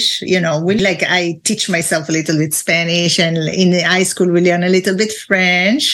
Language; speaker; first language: English; non-native, fluent; Hebrew